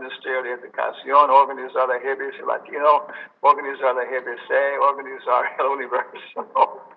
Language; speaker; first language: Spanish; non-native, learner; English